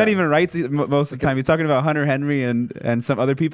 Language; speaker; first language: English; native; English